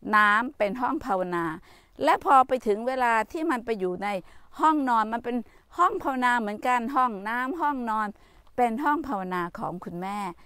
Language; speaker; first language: Thai; native; Thai